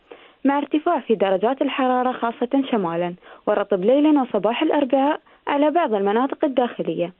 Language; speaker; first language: Arabic; native; Arabic